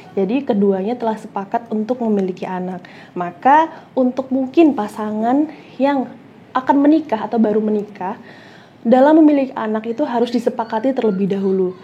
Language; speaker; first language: Indonesian; native; Indonesian